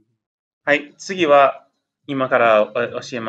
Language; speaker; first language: Japanese; non-native, learner; English